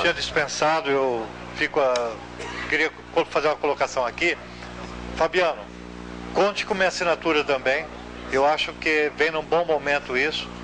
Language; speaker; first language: Portuguese; native; Portuguese